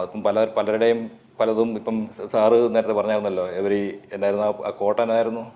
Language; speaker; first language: Malayalam; native; Malayalam